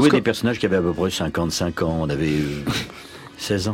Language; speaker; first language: French; native; French